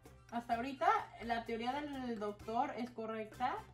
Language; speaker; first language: Spanish; early bilingual, heritage; Spanish